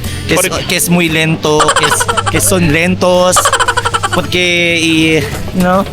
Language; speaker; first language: Spanish; non-native, learner; Filipino